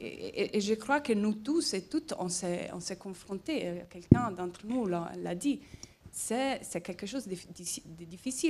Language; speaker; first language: French; non-native, fluent; Italian